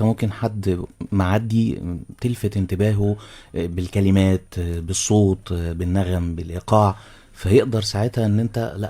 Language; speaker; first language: Arabic; native; Arabic